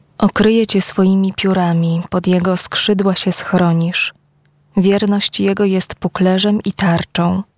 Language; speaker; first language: Polish; native; Polish